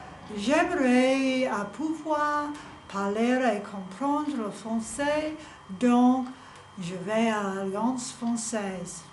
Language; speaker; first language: French; non-native, learner; English